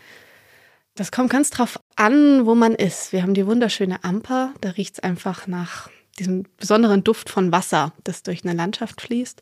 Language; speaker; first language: German; native; German